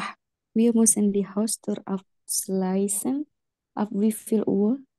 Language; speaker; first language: German; non-native, learner; Indonesian